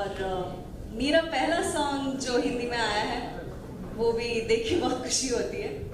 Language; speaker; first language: Hindi; non-native, local second language; Kannada